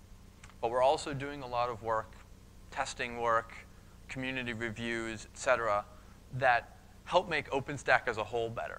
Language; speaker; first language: English; native; English